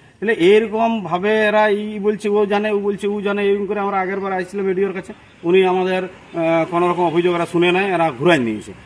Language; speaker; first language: Bangla; native; Bangla